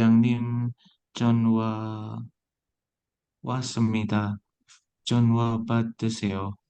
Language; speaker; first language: Korean; non-native, learner; Indonesian